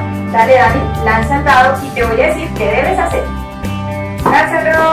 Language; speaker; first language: Spanish; native; Spanish